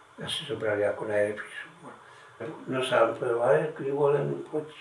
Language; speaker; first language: Slovak; native; Slovak